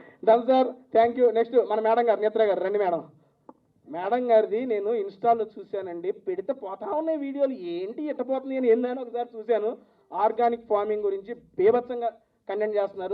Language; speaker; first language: Telugu; native; Telugu